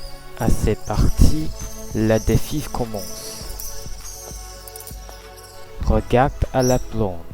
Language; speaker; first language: French; non-native, learner; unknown